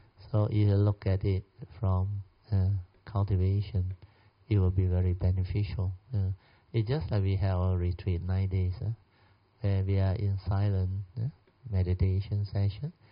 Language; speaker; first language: English; non-native, local second language; Min Nan Chinese